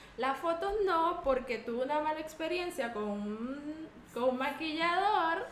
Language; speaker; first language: Spanish; native; Spanish